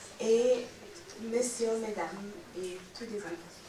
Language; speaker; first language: French; non-native, fluent; English